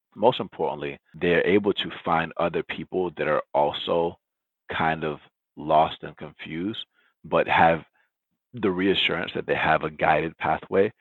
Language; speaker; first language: English; early bilingual, other home language; Spanish